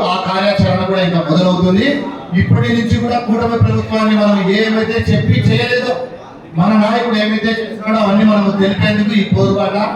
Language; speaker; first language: Telugu; native; Telugu